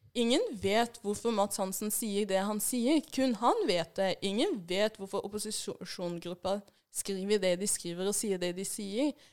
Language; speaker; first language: Norwegian; early bilingual, other home language; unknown